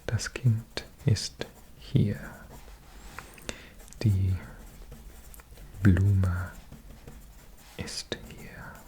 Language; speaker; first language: German; non-native, learner; English